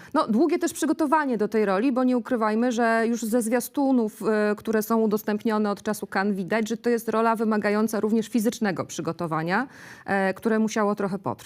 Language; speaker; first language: Polish; native; Polish